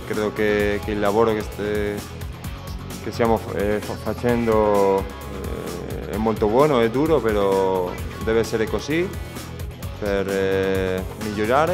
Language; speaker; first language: Italian; non-native, learner; Spanish